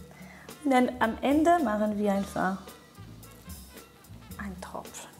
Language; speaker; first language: German; non-native, fluent; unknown